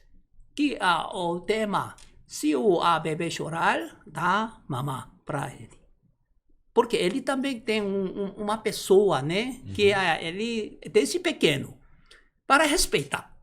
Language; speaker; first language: Portuguese; non-native, learner; Korean